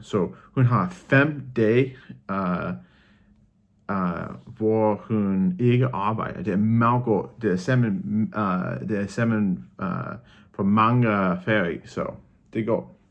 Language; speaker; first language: Danish; non-native, learner; English